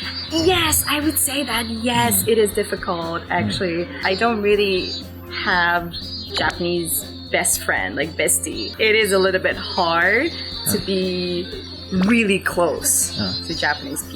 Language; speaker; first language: English; non-native, fluent; Persian